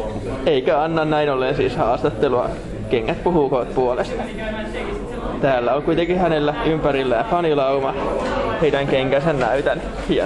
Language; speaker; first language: Finnish; native; Finnish